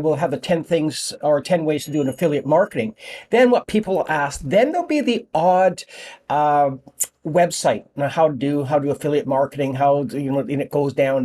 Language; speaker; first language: English; native; English